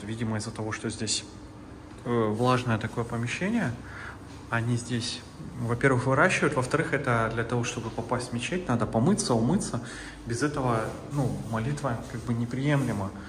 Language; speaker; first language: Russian; native; Russian